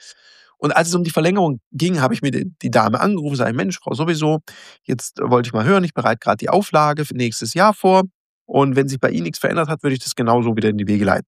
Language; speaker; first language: German; native; German